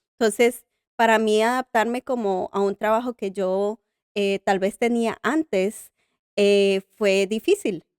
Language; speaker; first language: Spanish; native; Spanish